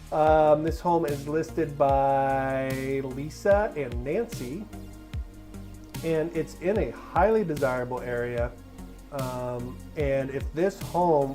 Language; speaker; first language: English; native; English